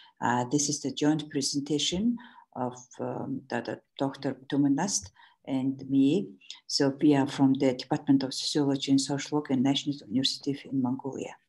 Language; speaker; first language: English; non-native, learner; Mongolian